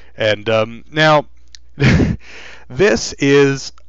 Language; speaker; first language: English; native; English